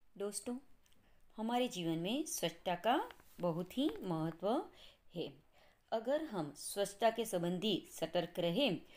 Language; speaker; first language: Hindi; non-native, local second language; Gujarati